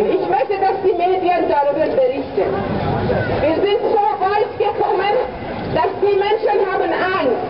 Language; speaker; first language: German; non-native, fluent; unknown